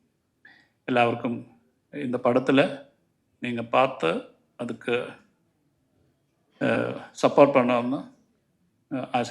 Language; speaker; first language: Tamil; non-native, learner; Malayalam